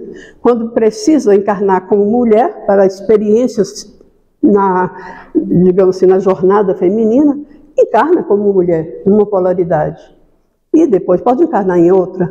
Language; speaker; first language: Portuguese; native; Portuguese